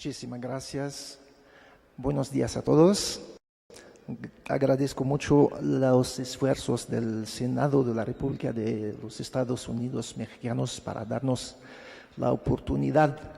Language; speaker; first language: Spanish; non-native, fluent; Arabic